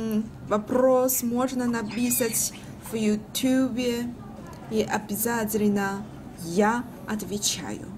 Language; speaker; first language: Russian; non-native, learner; Chinese